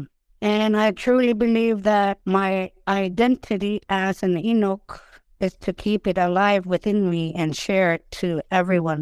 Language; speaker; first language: English; non-native, fluent; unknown